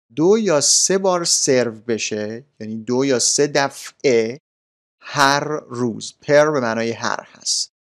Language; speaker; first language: Persian; native; Persian